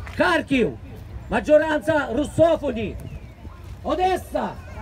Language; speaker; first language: Italian; non-native, fluent; Ukrainian